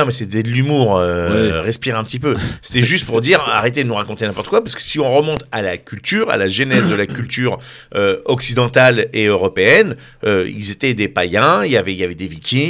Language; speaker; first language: French; native; French